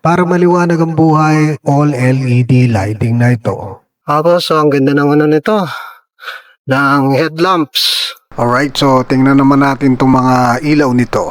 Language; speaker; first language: Filipino; native; Filipino